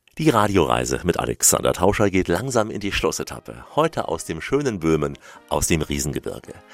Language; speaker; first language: German; native; German